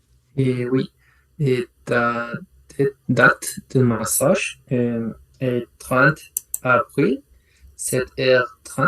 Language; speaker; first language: French; non-native, learner; Spanish